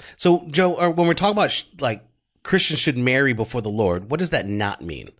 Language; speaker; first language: English; native; English